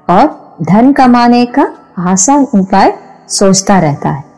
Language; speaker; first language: Hindi; non-native, local second language; Malayalam